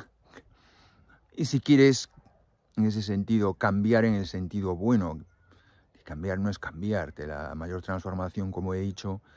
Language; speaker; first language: Spanish; native; Spanish